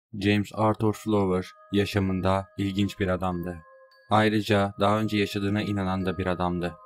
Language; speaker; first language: Turkish; native; Turkish